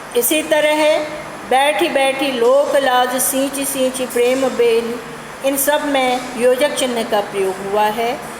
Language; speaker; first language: Hindi; native; Hindi